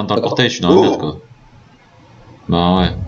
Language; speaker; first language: French; native; French